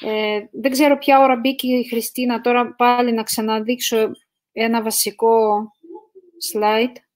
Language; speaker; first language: Greek; non-native, fluent; Russian